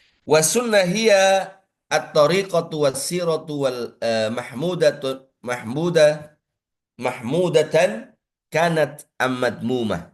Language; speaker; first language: Arabic; non-native, fluent; Indonesian